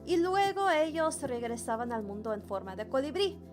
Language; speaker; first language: Spanish; early bilingual, heritage; Spanish